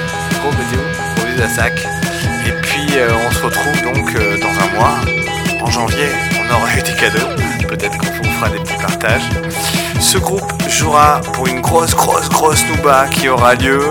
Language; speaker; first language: French; native; French